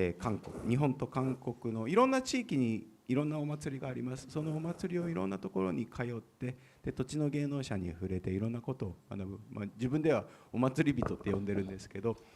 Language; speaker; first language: Japanese; native; Japanese